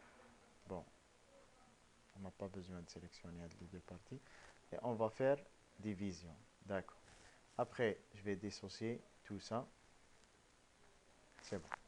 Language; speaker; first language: French; non-native, local second language; Arabic